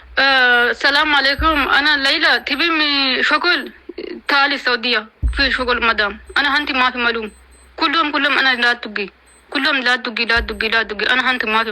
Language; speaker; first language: Arabic; non-native, learner; Amharic